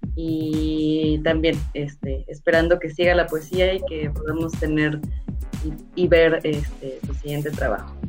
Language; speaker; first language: Spanish; native; Spanish